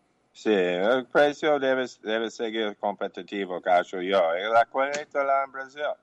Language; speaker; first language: Portuguese; non-native, learner; English